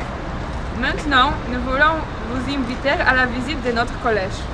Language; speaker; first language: French; non-native, learner; Polish